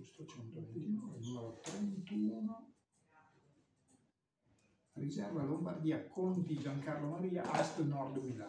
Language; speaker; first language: Italian; native; Italian